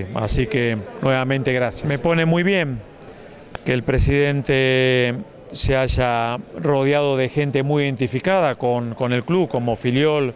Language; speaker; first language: Spanish; native; Spanish